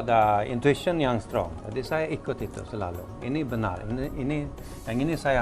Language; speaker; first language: Indonesian; non-native, fluent; Swedish